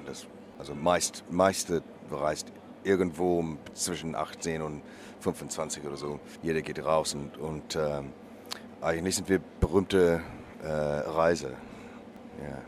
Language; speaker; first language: German; non-native, learner; English